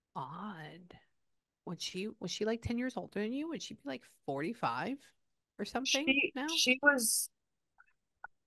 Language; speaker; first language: English; native; English